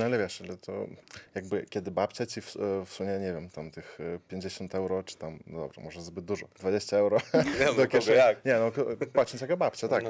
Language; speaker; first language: Polish; early bilingual, heritage; Polish